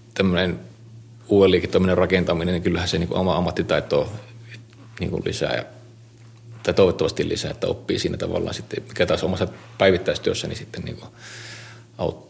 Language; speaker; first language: Finnish; native; Finnish